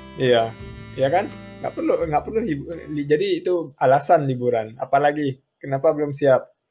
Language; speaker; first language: Indonesian; early bilingual, heritage; German